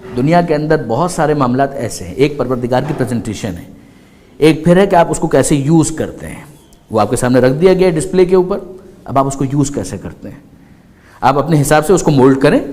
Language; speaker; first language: Urdu; native; Urdu